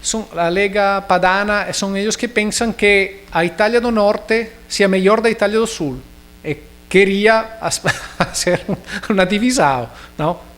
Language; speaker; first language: Portuguese; non-native, learner; Italian